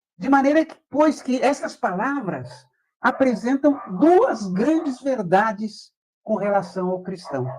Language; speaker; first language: Portuguese; native; Portuguese